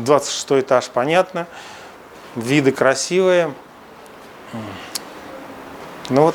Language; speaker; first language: Russian; native; Russian